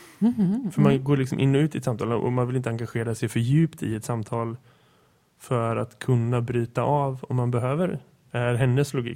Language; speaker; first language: Swedish; native; Swedish